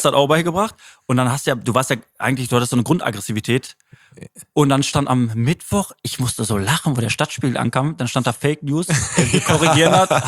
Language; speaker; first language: German; native; German